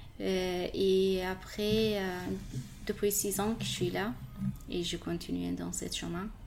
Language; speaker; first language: French; non-native, learner; Persian